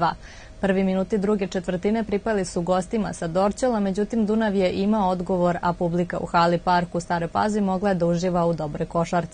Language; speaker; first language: Serbian; native; Serbian